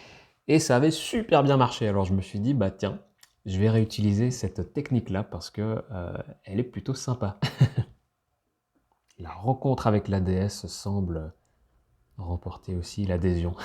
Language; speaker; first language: French; native; French